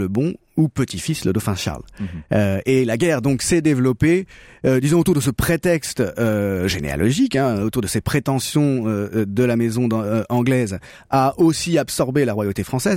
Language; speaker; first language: French; native; French